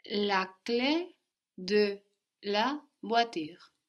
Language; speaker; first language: French; non-native, learner; English